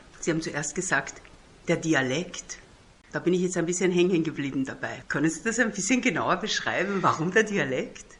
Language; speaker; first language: German; native; German